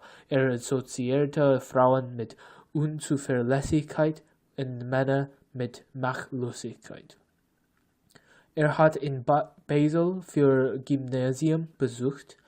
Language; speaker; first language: German; non-native, learner; English